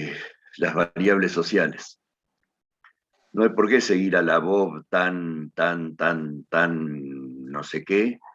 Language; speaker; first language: Spanish; native; Spanish